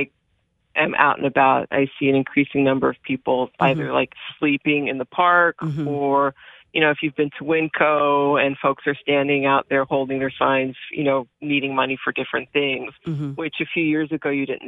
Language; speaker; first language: English; early bilingual, other home language; Hebrew